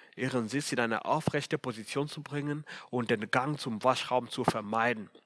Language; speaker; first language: German; non-native, fluent; Swahili